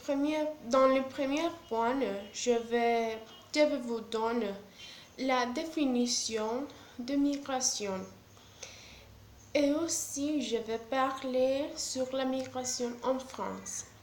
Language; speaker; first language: French; non-native, learner; Spanish